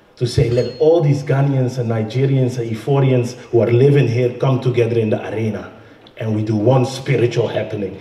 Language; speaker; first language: English; non-native, fluent; Dutch